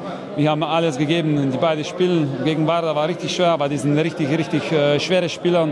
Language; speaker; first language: German; non-native, learner; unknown